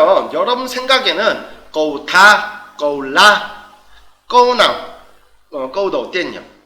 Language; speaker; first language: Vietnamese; non-native, fluent; Korean